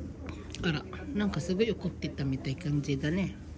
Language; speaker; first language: Japanese; non-native, fluent; Filipino